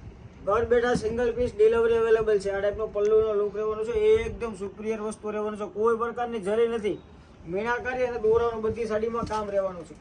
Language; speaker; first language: Gujarati; native; Gujarati